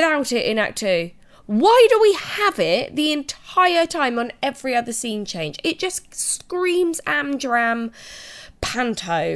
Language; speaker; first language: English; native; English